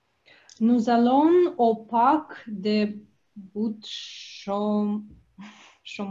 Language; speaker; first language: French; non-native, learner; Russian